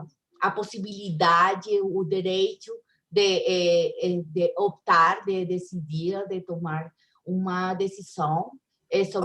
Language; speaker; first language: Portuguese; non-native, learner; Spanish